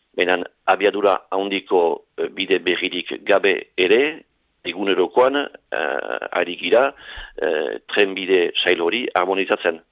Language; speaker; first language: Basque; native; Basque